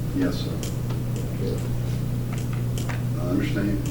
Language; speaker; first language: English; native; English